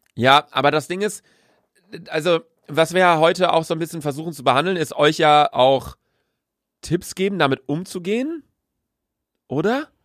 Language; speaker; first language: German; native; German